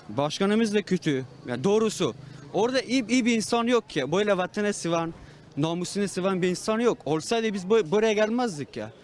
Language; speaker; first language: Turkish; non-native, fluent; Persian